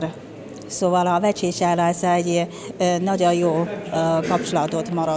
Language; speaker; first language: Hungarian; non-native, learner; Chinese